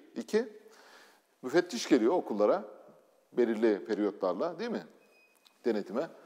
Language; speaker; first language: Turkish; native; Turkish